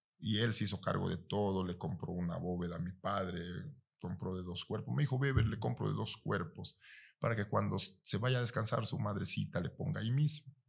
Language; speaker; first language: Spanish; native; Spanish